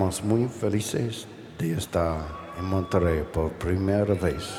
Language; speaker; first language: Spanish; non-native, learner; English